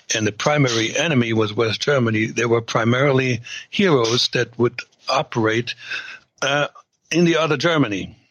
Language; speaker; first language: English; non-native, fluent; German